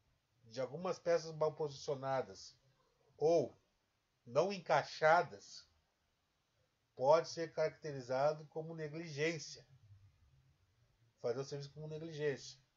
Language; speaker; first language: Portuguese; native; Portuguese